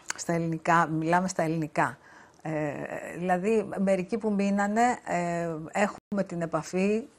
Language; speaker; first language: Greek; native; Greek